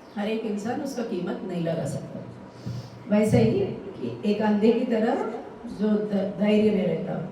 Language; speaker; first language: Hindi; non-native, local second language; Telugu